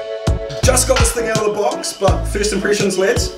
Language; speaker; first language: English; native; English